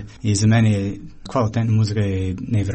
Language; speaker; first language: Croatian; non-native, fluent; English